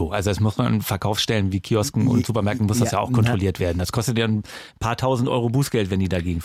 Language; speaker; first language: German; native; German